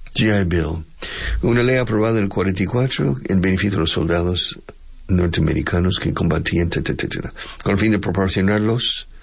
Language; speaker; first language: Spanish; non-native, fluent; English